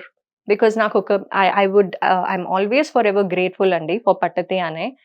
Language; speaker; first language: Telugu; non-native, fluent; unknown